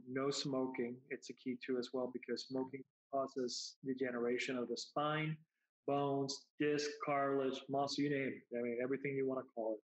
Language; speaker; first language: English; non-native, fluent; Spanish